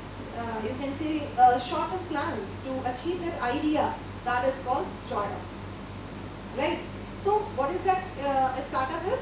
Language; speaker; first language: English; non-native, local second language; Hindi